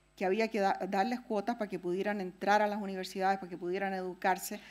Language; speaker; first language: Spanish; native; Spanish